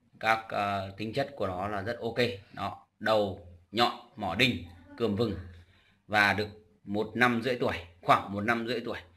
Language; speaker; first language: Vietnamese; native; Vietnamese